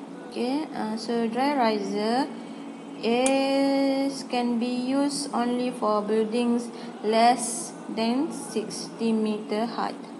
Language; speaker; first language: English; non-native, local second language; Malay